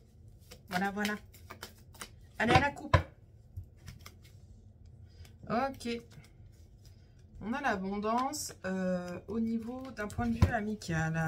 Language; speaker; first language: French; native; French